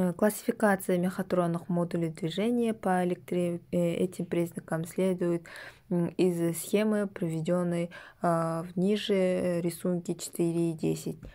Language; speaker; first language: Russian; non-native, local second language; Kazakh